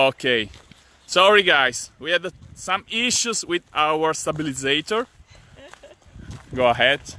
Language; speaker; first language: English; non-native, fluent; Italian